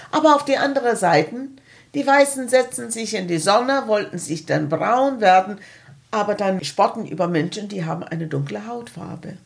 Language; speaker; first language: German; non-native, fluent; English